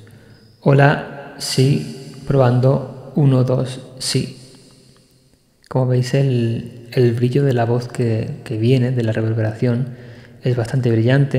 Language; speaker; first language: Spanish; native; Spanish